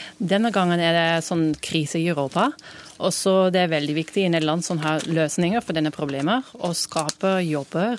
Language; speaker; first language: Norwegian; non-native, learner; Dutch